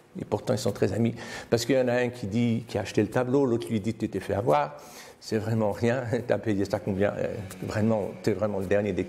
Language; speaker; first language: French; native; French